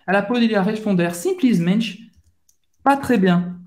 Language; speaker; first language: Portuguese; non-native, fluent; French